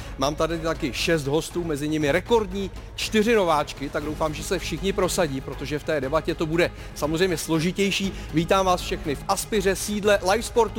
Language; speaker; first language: Czech; native; Czech